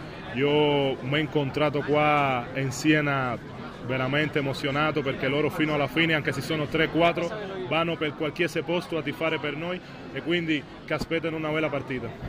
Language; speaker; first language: Italian; non-native, fluent; Spanish